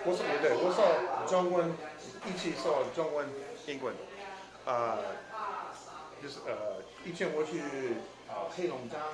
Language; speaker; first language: Chinese; non-native, learner; English